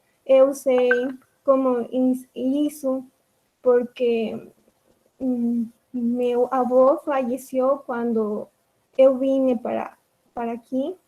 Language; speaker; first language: Portuguese; non-native, learner; Spanish